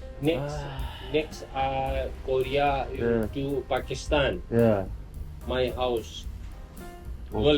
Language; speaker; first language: English; non-native, learner; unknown